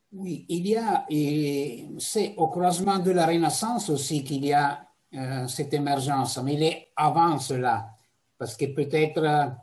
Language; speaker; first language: French; non-native, fluent; Italian